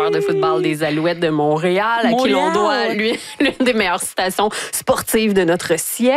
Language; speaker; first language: French; native; French